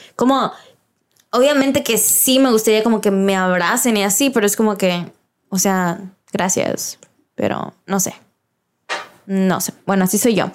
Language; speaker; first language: Spanish; early bilingual, heritage; Spanish